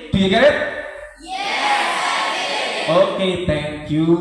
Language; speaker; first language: English; non-native, learner; Indonesian